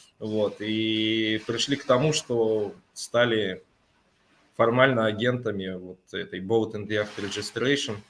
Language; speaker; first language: Russian; native; Russian